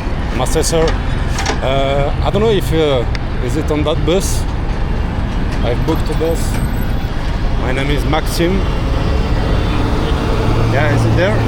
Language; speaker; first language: English; non-native, learner; French